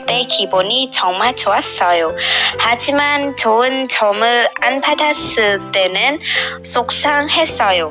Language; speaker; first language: Korean; non-native, learner; Khmer